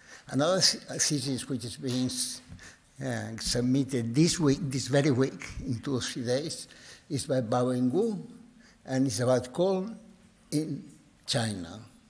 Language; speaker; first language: English; non-native, fluent; Catalan